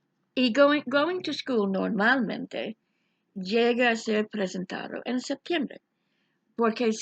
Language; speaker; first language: Spanish; non-native, fluent; English